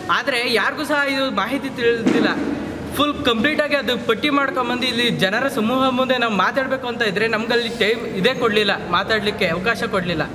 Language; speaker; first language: Kannada; native; Kannada